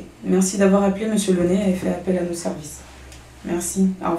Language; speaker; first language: French; native; French